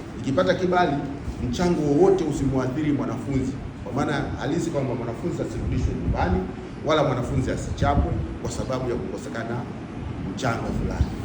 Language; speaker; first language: Swahili; native; Swahili